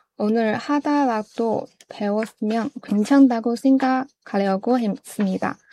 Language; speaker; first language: Korean; non-native, learner; Chinese